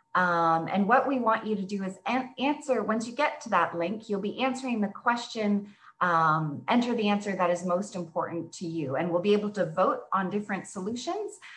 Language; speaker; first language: English; native; English